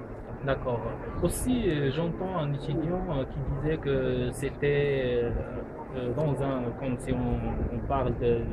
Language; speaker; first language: French; non-native, local second language; Arabic